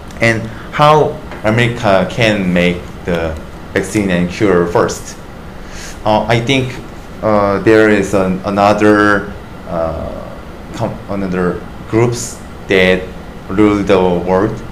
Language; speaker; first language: English; non-native, learner; Korean